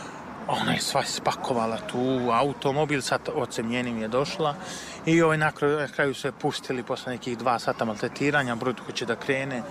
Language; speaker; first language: Serbian; native; Serbian